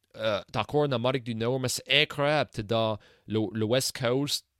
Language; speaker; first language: French; early bilingual, heritage; French